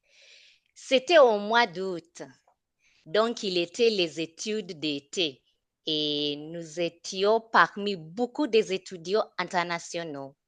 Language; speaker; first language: French; non-native, fluent; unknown